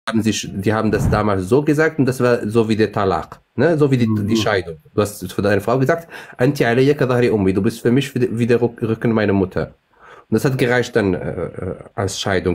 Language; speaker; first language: German; non-native, fluent; Arabic